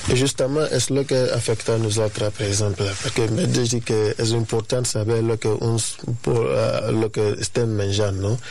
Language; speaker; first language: Catalan; non-native, fluent; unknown